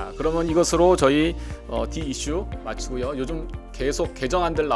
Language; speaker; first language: Korean; native; Korean